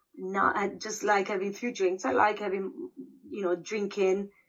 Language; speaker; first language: English; non-native, fluent; Italian